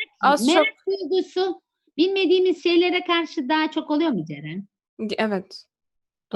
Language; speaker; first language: Turkish; native; Turkish